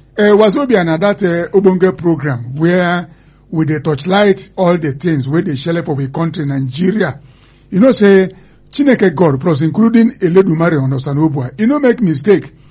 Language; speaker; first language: Nigerian Pidgin; non-native, local second language; Igbo